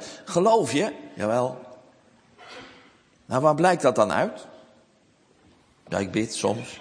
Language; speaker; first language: Dutch; native; Dutch